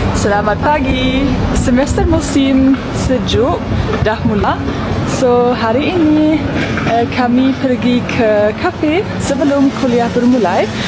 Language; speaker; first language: Malay; non-native, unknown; Russian